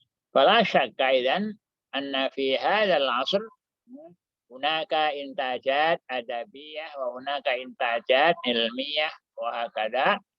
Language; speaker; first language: Arabic; non-native, fluent; Indonesian